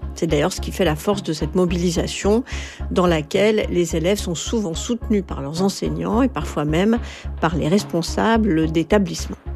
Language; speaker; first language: French; native; French